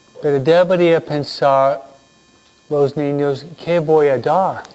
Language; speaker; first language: Spanish; non-native, fluent; English